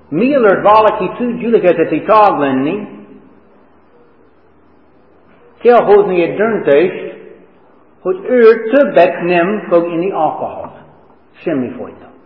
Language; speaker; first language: Hungarian; non-native, fluent; English